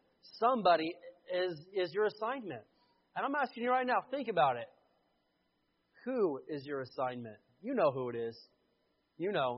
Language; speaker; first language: English; native; English